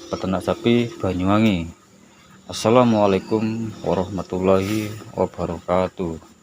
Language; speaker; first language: Indonesian; native; Indonesian